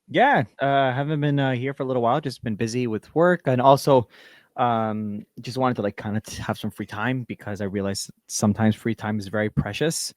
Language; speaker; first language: English; native; English